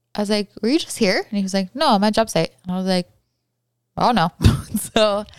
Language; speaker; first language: English; native; English